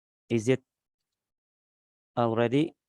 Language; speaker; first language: English; non-native, learner; Indonesian